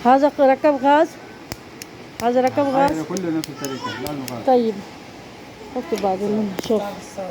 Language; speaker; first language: Arabic; non-native, learner; Urdu